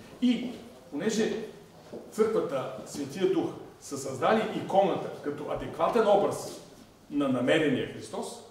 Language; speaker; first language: Bulgarian; native; Bulgarian